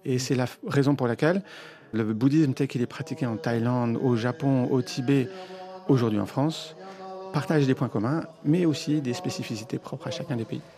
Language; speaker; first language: French; native; French